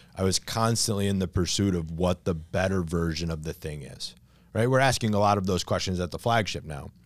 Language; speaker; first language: English; native; English